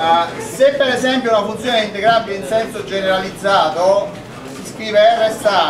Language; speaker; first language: Italian; native; Italian